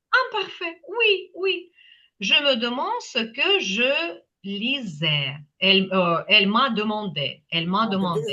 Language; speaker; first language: French; non-native, fluent; Ukrainian